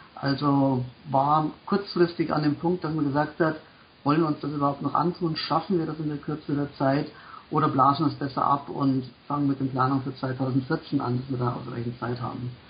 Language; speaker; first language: German; native; German